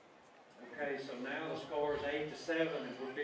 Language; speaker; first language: English; native; English